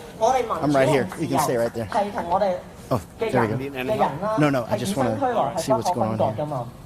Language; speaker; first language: Cantonese; native; Cantonese